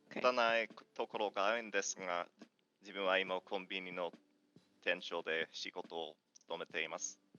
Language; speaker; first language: Japanese; non-native, fluent; English